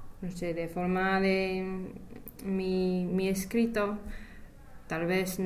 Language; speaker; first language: Spanish; non-native, fluent; English